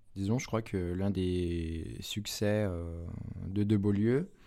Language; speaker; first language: French; native; French